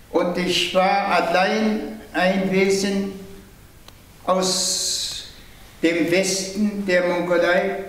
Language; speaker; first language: German; non-native, fluent; Tuvinian